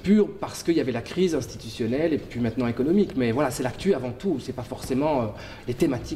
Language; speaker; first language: French; native; French